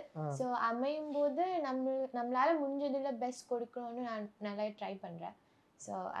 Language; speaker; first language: Tamil; non-native, local second language; Malayalam